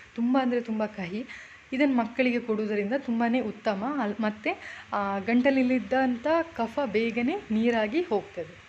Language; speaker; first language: Kannada; non-native, local second language; Tulu